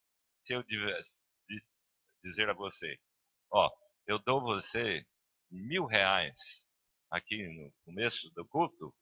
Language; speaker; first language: Portuguese; non-native, fluent; English